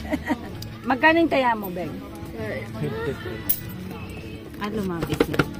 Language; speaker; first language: Filipino; native; Filipino